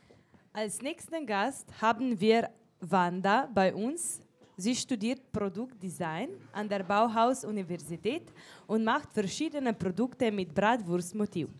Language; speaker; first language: German; non-native, learner; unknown